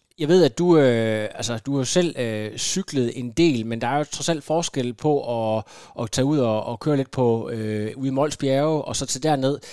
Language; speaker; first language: Danish; native; Danish